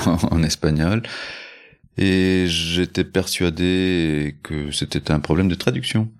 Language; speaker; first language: French; early bilingual, other home language; Spanish